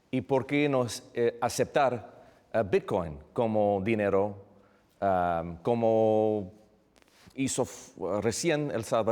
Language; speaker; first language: Spanish; non-native, fluent; English